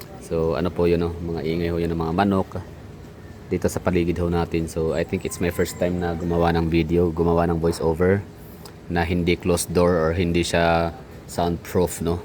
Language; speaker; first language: Filipino; native; Filipino